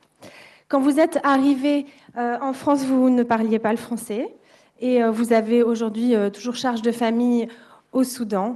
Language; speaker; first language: French; native; French